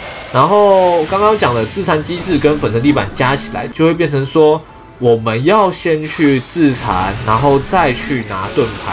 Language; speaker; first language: Chinese; native; Chinese